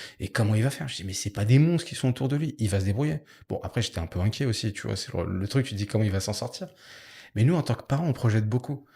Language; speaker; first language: French; native; French